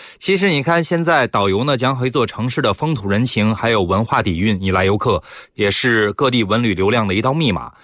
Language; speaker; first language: Chinese; native; Chinese